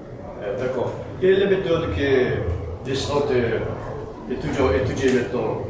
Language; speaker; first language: French; non-native, learner; Portuguese